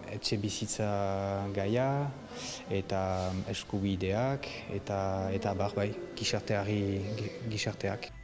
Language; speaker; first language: Basque; non-native, local second language; French